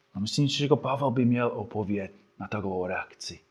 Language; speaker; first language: Czech; non-native, fluent; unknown